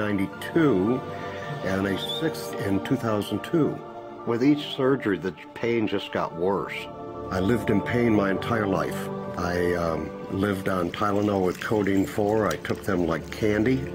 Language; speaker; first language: English; native; English